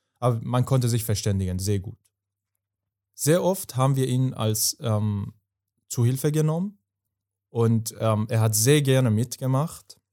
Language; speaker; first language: German; non-native, fluent; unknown